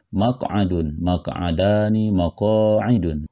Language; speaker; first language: Arabic; non-native, fluent; Indonesian